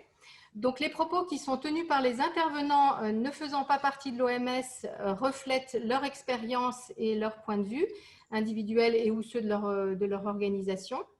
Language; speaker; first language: French; native; French